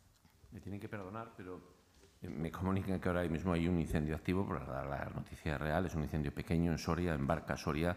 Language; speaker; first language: Spanish; native; Spanish